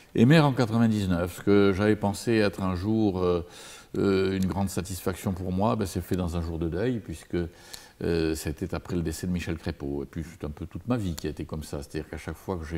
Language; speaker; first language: French; native; French